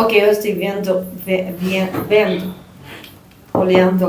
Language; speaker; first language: Portuguese; non-native, learner; Spanish